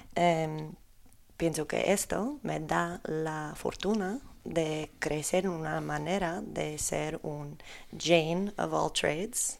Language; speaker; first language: Spanish; non-native, learner; Polish